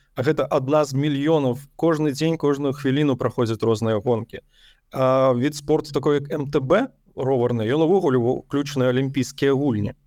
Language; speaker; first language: Belarusian; non-native, local second language; Russian